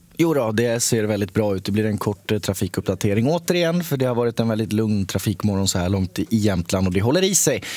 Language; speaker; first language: Swedish; native; Swedish